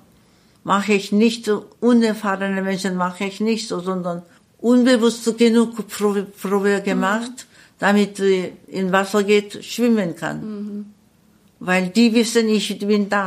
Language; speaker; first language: German; non-native, learner; Korean